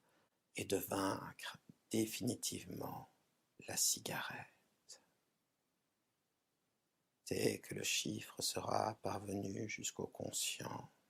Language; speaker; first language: French; native; French